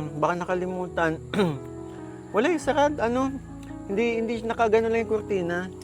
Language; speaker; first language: Filipino; native; Filipino